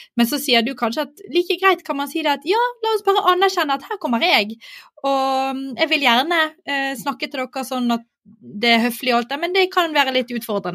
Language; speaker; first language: Norwegian; native; Norwegian